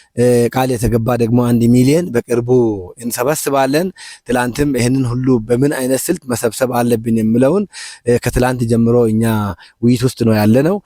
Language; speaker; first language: Amharic; non-native, local second language; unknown